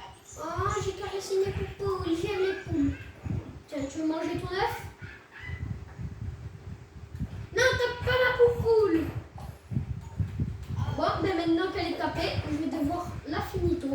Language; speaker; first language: French; native; French